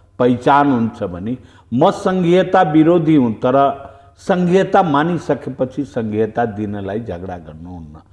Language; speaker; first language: Nepali; non-native, local second language; Bhojpuri